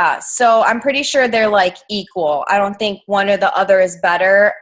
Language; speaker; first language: English; native; English